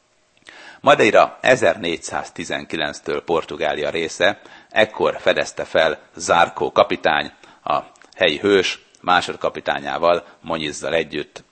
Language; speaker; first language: Hungarian; native; Hungarian